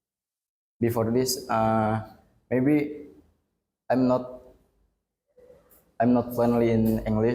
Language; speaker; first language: English; non-native, learner; Indonesian